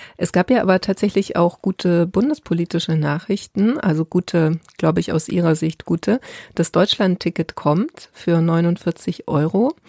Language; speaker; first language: German; native; German